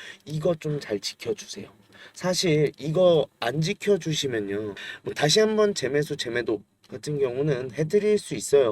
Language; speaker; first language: Korean; native; Korean